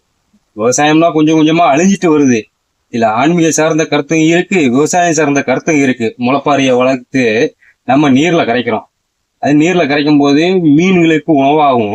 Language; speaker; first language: Tamil; native; Tamil